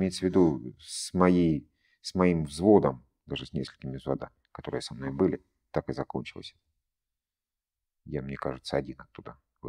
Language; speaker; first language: Russian; native; Russian